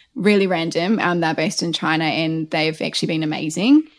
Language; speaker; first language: English; native; English